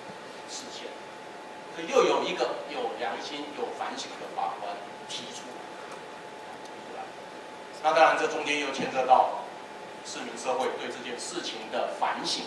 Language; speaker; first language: Chinese; native; Chinese